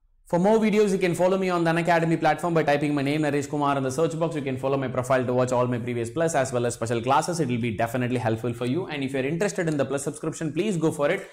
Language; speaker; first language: English; non-native, local second language; Tamil